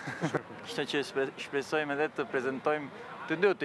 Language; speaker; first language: Albanian; early bilingual, heritage; Albanian